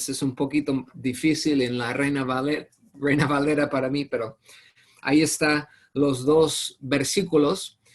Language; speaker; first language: Spanish; non-native, fluent; English